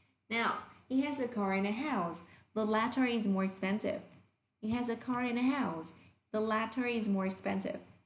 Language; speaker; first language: English; non-native, fluent; Vietnamese